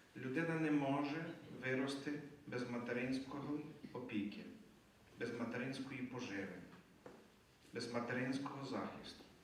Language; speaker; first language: Ukrainian; native; Ukrainian